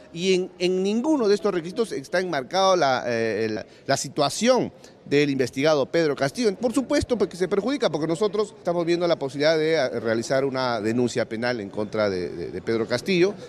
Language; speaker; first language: Spanish; native; Spanish